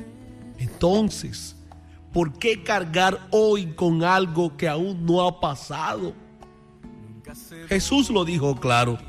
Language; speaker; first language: Spanish; native; Spanish